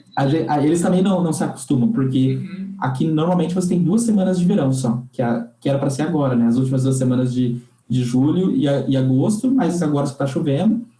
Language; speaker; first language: Portuguese; native; Portuguese